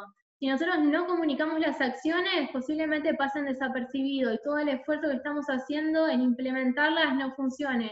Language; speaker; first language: Spanish; native; Spanish